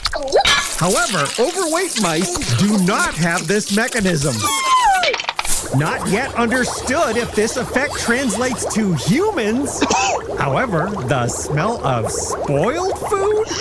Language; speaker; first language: English; native; English